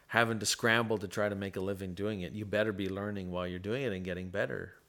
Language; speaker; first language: English; native; English